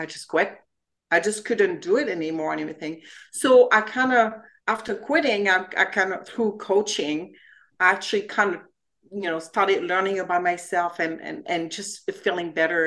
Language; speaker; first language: English; non-native, fluent; French